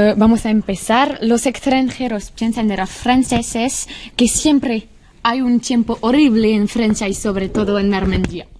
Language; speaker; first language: Spanish; non-native, learner; French